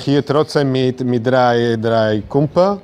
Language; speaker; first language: German; non-native, learner; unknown